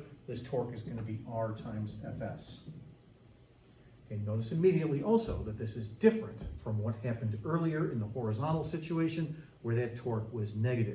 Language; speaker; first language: English; native; English